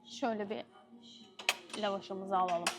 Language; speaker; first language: Turkish; native; Turkish